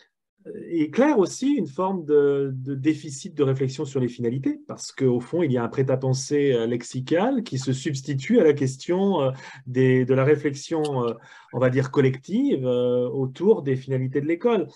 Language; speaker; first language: French; native; French